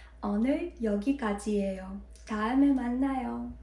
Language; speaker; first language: Korean; non-native, fluent; Ukrainian